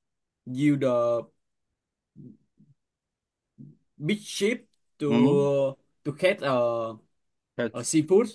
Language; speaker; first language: English; non-native, learner; Vietnamese